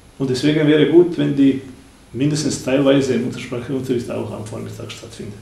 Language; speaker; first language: German; non-native, fluent; Bosnian